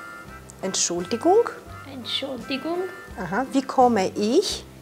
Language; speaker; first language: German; non-native, fluent; Armenian